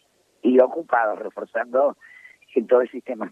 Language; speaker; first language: Spanish; native; Spanish